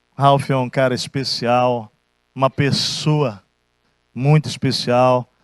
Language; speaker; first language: Portuguese; native; Portuguese